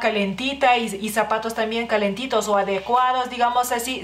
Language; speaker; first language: Spanish; non-native, fluent; Lithuanian